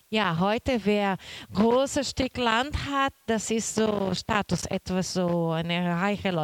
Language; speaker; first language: German; non-native, learner; Portuguese